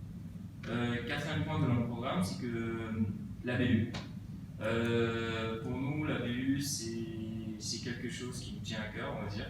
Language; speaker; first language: French; native; French